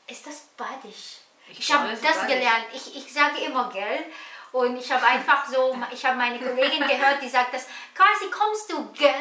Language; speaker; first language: German; non-native, learner; Filipino